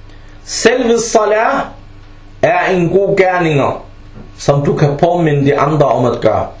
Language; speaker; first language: Danish; early bilingual, other home language; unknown